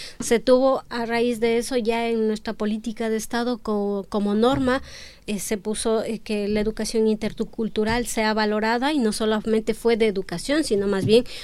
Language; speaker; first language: Spanish; non-native, local second language; Quechua